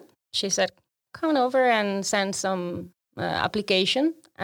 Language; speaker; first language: English; non-native, fluent; Italian